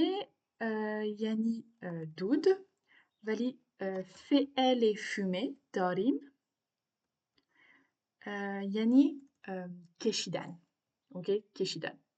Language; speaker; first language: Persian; non-native, learner; French